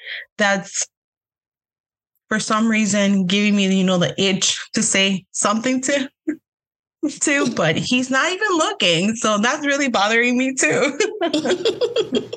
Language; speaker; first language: English; early bilingual, other home language; Spanish